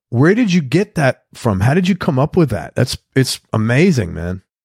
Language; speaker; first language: English; native; English